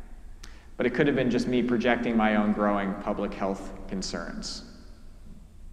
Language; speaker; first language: English; native; English